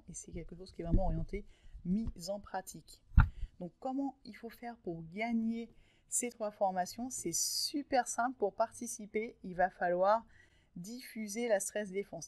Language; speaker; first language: French; native; French